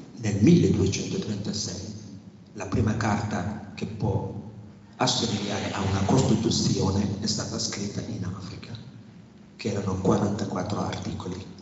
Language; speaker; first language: Italian; non-native, fluent; Wolof